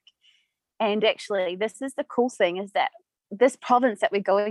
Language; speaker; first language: English; native; English